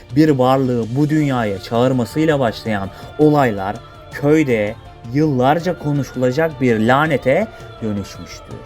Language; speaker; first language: Turkish; native; Turkish